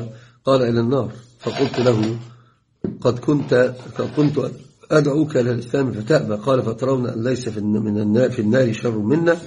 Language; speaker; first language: Arabic; native; Arabic